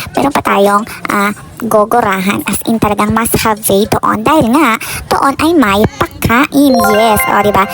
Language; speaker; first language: Filipino; native; Filipino